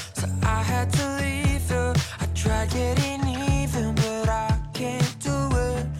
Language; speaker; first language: English; native; English